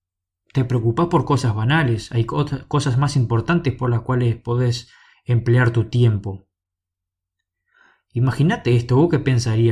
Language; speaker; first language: Spanish; native; Spanish